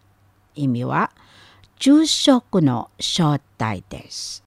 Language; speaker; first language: Japanese; non-native, fluent; Indonesian